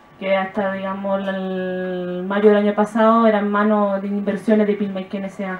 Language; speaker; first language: Spanish; native; Spanish